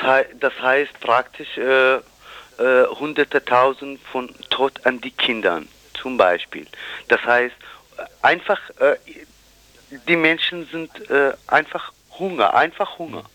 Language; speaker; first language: German; non-native, fluent; Kurdish